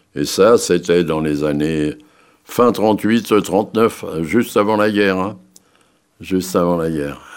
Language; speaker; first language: French; native; French